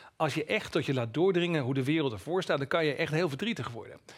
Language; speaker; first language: Dutch; native; Dutch